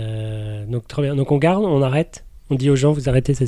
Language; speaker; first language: French; native; French